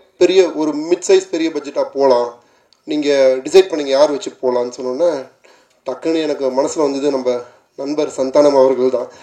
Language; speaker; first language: Tamil; native; Tamil